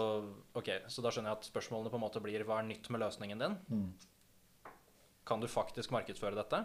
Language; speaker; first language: Norwegian; native; Norwegian